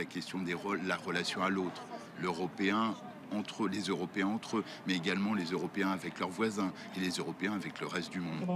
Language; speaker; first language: French; native; French